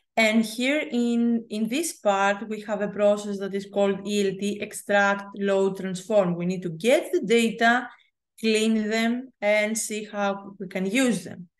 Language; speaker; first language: English; non-native, fluent; Greek